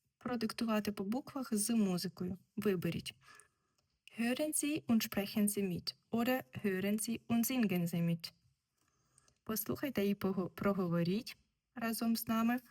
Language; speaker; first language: Ukrainian; native; Ukrainian